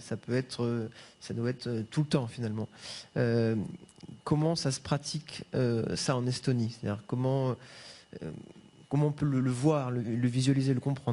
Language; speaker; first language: French; native; French